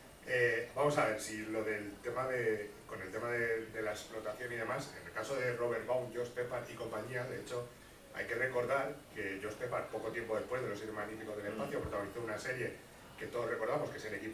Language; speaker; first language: Spanish; native; Spanish